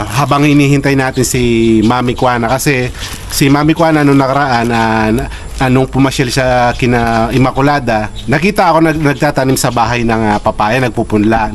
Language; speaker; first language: Filipino; native; Filipino